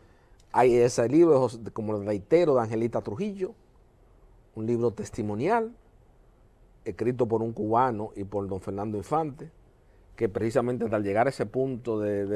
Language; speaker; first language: Spanish; native; Spanish